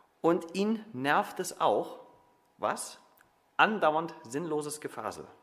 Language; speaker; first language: German; native; German